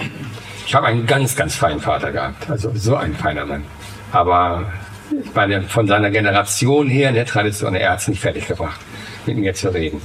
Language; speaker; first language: German; native; German